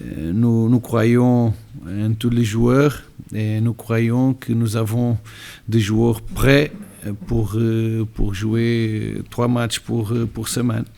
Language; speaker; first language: French; non-native, learner; Portuguese